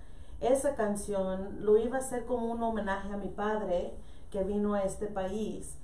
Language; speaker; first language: Spanish; early bilingual, heritage; Spanish